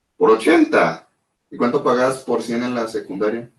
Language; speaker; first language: Spanish; native; Spanish